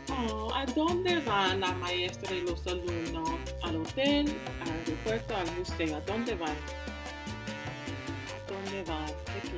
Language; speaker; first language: Spanish; non-native, fluent; English